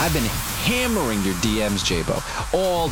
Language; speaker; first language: English; native; English